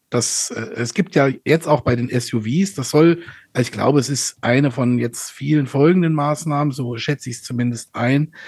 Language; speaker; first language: German; native; German